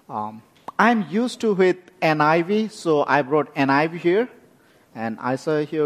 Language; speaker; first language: English; non-native, local second language; Nepali